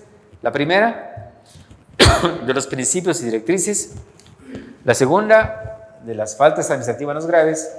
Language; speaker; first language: Spanish; native; Spanish